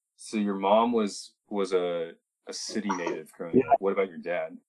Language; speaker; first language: English; early bilingual, other home language; Chinese